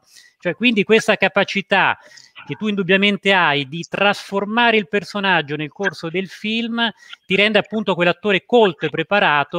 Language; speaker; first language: Italian; native; Italian